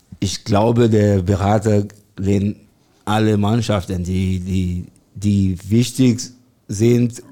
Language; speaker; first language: German; non-native, learner; French